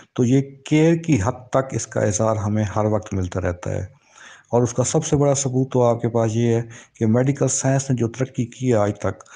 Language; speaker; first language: Urdu; native; Urdu